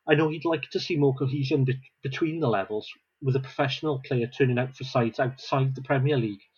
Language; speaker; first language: English; non-native, local second language; Welsh